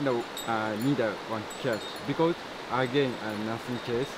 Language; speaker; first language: English; non-native, learner; Japanese